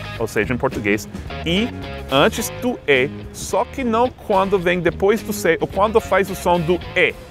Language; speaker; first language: Portuguese; non-native, fluent; English